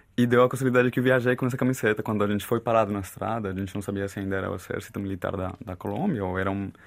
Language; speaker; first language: Portuguese; non-native, fluent; Spanish